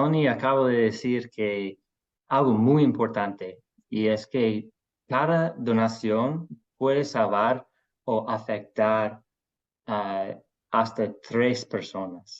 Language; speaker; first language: Spanish; non-native, fluent; English